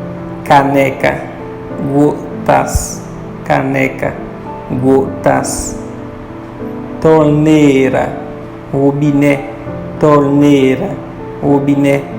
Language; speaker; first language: Portuguese; non-native, fluent; Haitian Creole